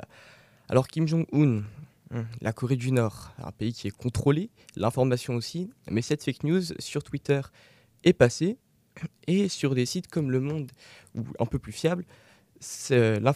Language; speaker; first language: French; native; French